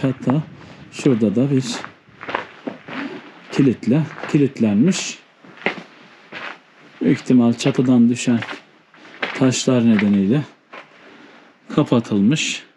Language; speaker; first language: Turkish; native; Turkish